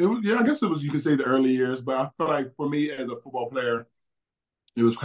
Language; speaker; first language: English; native; English